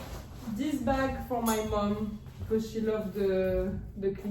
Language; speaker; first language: English; non-native, learner; French